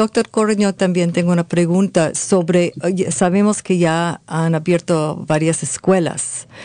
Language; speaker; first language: Spanish; non-native, learner; English